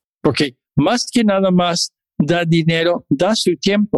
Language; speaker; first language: Spanish; non-native, fluent; English